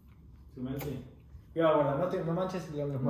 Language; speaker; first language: Spanish; native; Spanish